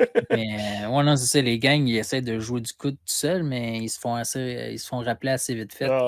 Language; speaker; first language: French; native; French